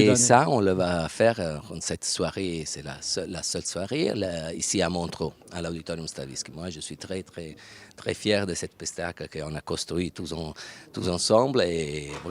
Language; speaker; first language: French; non-native, local second language; Italian